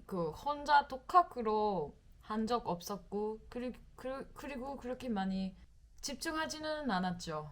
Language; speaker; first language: Korean; non-native, fluent; English